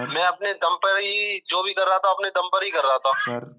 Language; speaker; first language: Hindi; native; Hindi